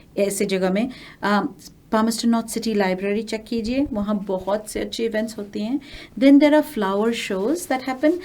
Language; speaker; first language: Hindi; non-native, local second language; Bangla